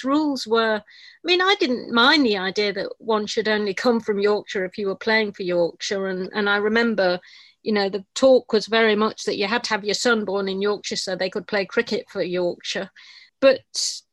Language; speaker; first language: English; native; English